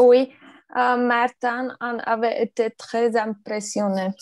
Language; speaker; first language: French; non-native, learner; Slovak